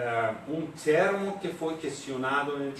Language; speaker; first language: Portuguese; non-native, learner; Persian